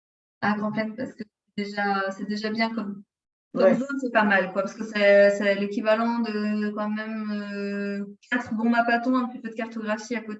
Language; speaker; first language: French; native; French